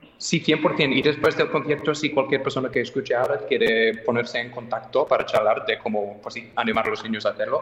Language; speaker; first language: Spanish; non-native, fluent; English